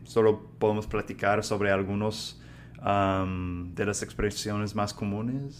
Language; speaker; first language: Spanish; non-native, fluent; English